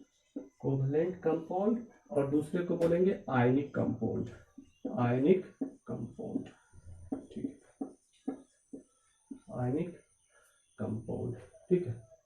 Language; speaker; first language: Hindi; native; Hindi